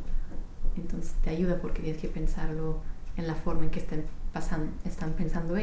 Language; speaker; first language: Spanish; non-native, fluent; English